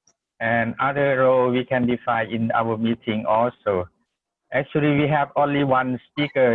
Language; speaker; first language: English; non-native, learner; Thai